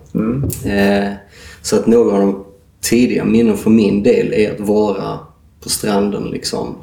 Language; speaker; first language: Swedish; native; Swedish